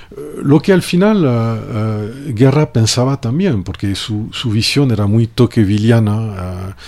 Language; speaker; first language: Spanish; non-native, fluent; French